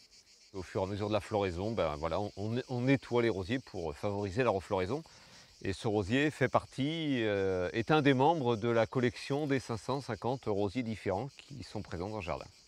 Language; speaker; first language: French; native; French